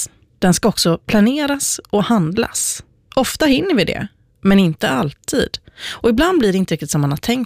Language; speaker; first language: Swedish; native; Swedish